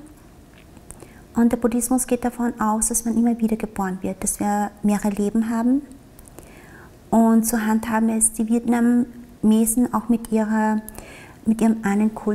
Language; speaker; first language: German; early bilingual, other home language; Vietnamese